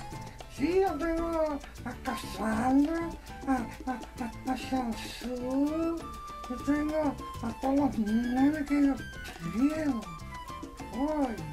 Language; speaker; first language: Spanish; early bilingual, heritage; Spanish